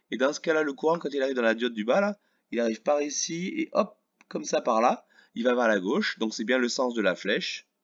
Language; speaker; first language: French; native; French